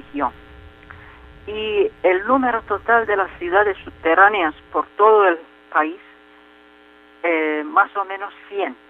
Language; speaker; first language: Spanish; non-native, fluent; Turkish